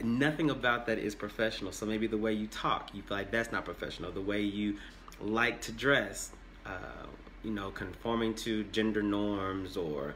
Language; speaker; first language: English; native; English